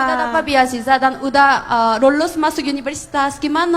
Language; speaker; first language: Indonesian; non-native, fluent; Korean